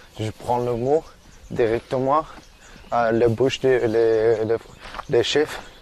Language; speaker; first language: French; non-native, learner; Persian